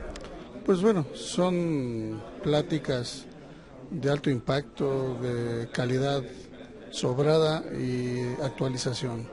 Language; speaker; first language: Spanish; native; Spanish